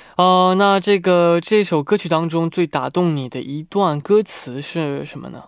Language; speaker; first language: Chinese; native; Chinese